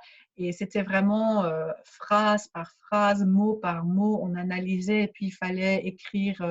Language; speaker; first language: French; early bilingual, other home language; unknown